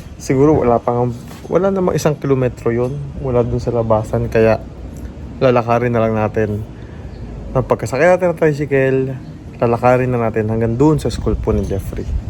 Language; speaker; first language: Filipino; native; Filipino